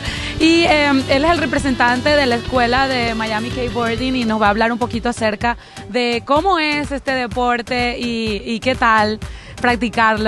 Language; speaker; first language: Spanish; native; Spanish